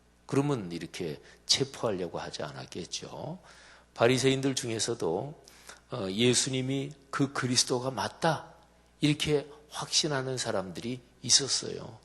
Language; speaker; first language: Korean; native; Korean